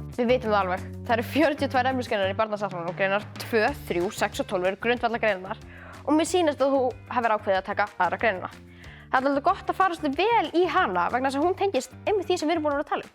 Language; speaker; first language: Icelandic; native; Icelandic